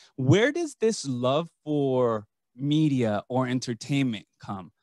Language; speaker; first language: English; early bilingual, other home language; Spanish